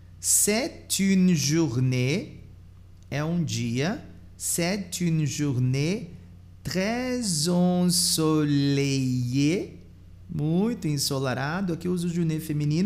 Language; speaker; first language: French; non-native, fluent; Portuguese